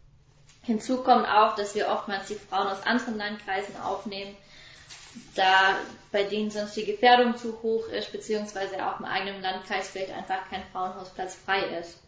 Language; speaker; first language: German; native; German